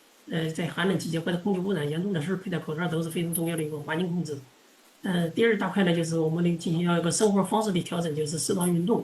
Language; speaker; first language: Chinese; non-native, local second language; Indonesian